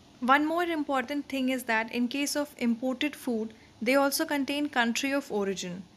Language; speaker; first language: English; non-native, local second language; Hindi